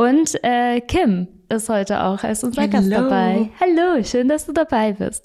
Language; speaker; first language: German; native; German